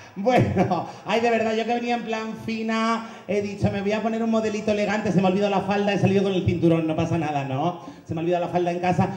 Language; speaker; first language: Spanish; native; Spanish